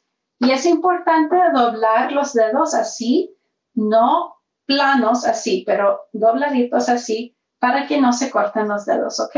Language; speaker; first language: Spanish; early bilingual, heritage; Spanish